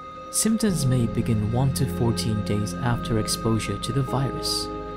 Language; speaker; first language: English; non-native, fluent; Japanese